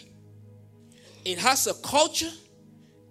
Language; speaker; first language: English; non-native, local second language; Ewe